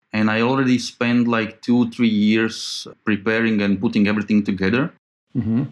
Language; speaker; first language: English; non-native, fluent; Slovak